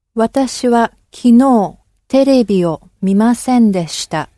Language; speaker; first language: Japanese; non-native, learner; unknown